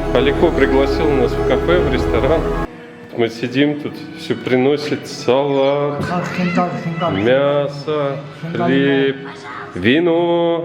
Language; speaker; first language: Russian; native; Russian